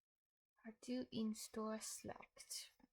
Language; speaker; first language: Swedish; non-native, learner; English